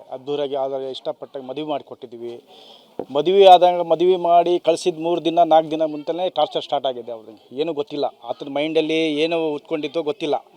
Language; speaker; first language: Kannada; non-native, local second language; Lambadi